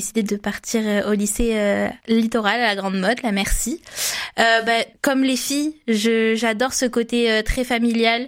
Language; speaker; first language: French; native; French